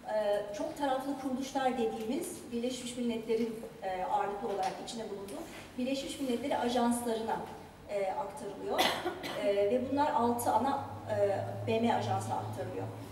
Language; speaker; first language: Turkish; native; Turkish